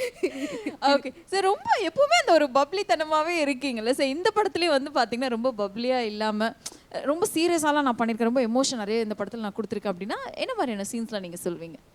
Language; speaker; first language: Tamil; native; Tamil